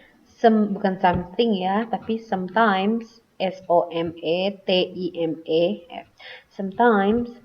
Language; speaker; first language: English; non-native, fluent; Indonesian